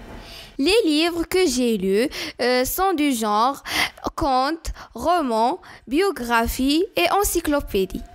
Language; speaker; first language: French; non-native, learner; Arabic